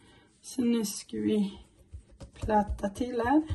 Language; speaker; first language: Swedish; non-native, learner; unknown